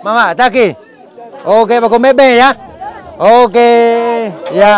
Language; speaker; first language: Portuguese; non-native, learner; Vietnamese